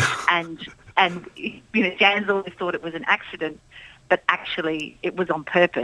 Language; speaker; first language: English; early bilingual, other home language; Dutch